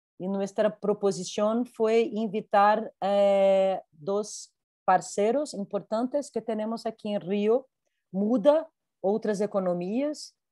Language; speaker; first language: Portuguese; non-native, learner; Spanish